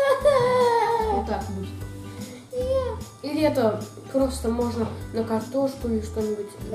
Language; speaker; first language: Russian; early bilingual, heritage; Russian